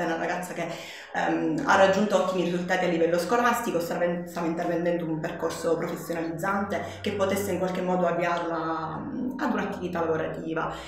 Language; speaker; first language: Italian; native; Italian